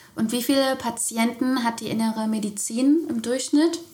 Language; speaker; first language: German; native; German